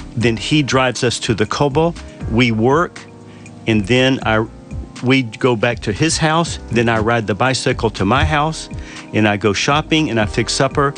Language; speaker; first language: English; native; English